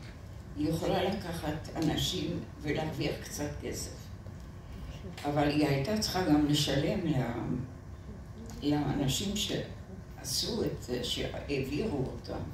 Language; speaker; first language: Hebrew; non-native, fluent; French